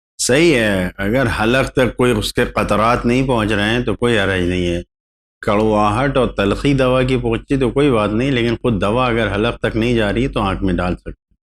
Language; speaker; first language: Urdu; native; Urdu